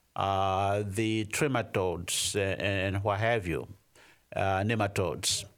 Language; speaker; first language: English; non-native, fluent; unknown